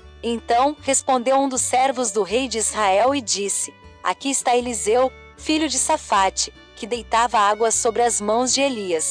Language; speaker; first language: Portuguese; native; Portuguese